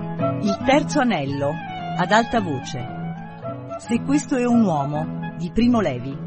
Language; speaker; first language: Italian; native; Italian